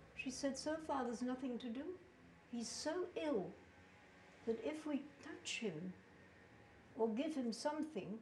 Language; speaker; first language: English; native; English